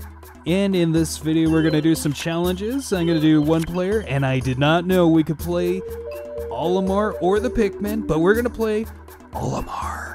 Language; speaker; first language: English; native; English